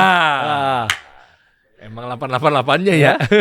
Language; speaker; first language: Indonesian; native; Indonesian